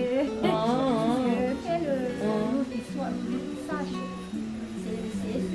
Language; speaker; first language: French; non-native, local second language; Malagasy